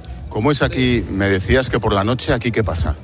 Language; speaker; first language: Spanish; native; Spanish